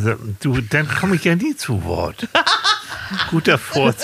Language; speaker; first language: German; native; German